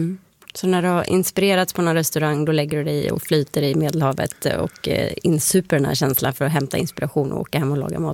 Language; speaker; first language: Swedish; native; Swedish